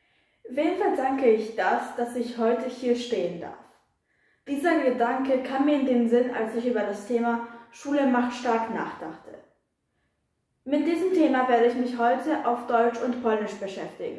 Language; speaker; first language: German; non-native, fluent; Polish